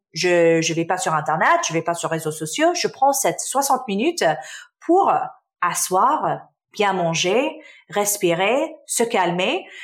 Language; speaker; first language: French; non-native, local second language; Arabic